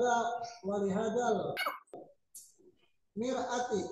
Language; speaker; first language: Arabic; non-native, learner; Indonesian